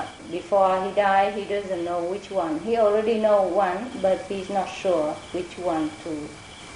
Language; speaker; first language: English; non-native, fluent; Vietnamese